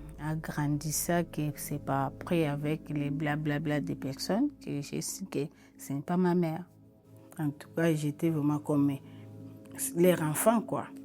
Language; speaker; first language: French; non-native, local second language; Lingala